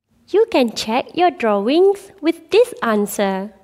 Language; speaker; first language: English; non-native, local second language; Malay